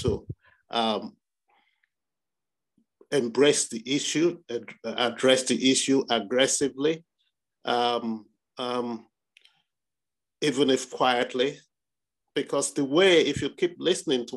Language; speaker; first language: English; non-native, local second language; Igbo